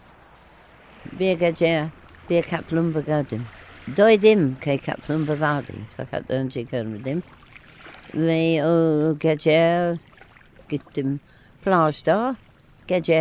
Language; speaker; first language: Turkish; non-native, learner; English